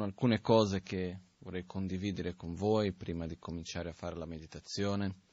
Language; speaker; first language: Italian; non-native, fluent; Portuguese